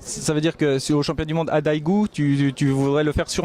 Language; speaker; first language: French; native; French